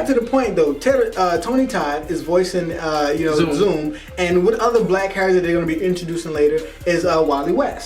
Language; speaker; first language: English; native; English